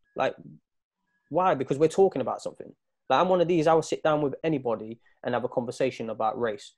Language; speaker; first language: English; native; English